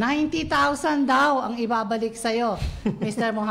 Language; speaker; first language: Filipino; native; Filipino